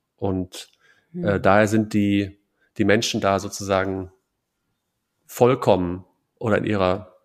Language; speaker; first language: German; native; German